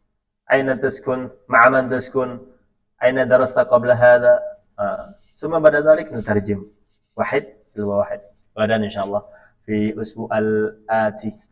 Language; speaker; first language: Arabic; non-native, learner; Indonesian